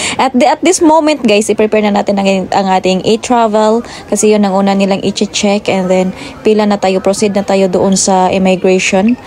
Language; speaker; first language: Filipino; non-native, local second language; Cebuano